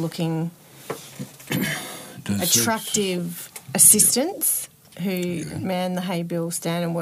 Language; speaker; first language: English; native; English